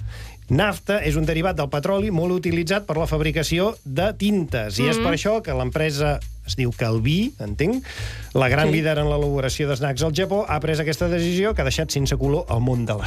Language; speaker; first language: Catalan; native; Catalan